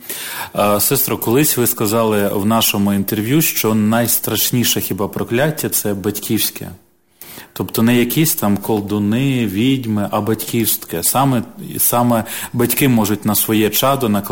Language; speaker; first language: Ukrainian; native; Ukrainian